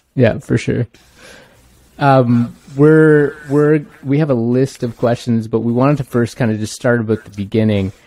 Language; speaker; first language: English; native; English